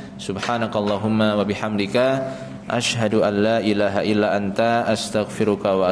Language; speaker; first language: Indonesian; native; Indonesian